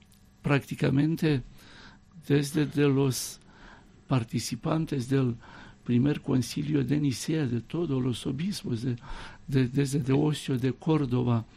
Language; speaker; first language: Spanish; non-native, fluent; Romanian